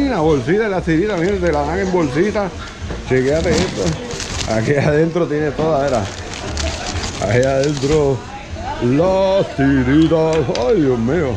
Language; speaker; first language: Spanish; native; Spanish